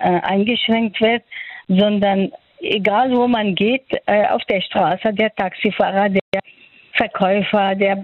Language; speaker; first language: German; non-native, fluent; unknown